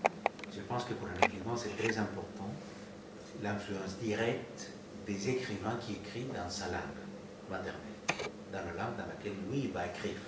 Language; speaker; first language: French; non-native, fluent; Spanish